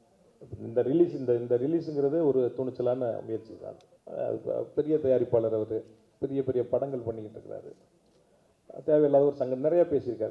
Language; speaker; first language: Tamil; native; Tamil